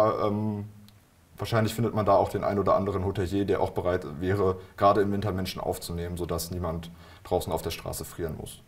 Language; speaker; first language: German; native; German